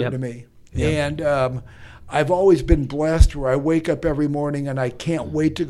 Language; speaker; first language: English; native; English